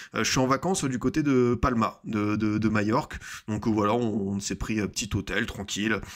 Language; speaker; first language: French; native; French